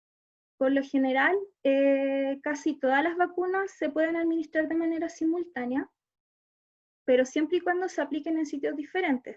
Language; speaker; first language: Spanish; native; Spanish